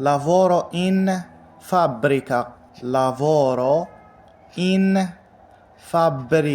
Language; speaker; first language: Italian; non-native, fluent; Arabic